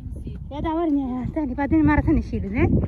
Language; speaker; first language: Arabic; non-native, learner; Bangla